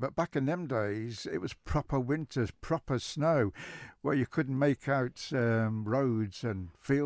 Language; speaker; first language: English; native; English